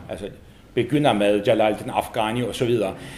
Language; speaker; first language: Danish; non-native, fluent; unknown